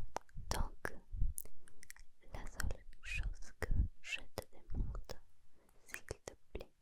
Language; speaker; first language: French; non-native, learner; Spanish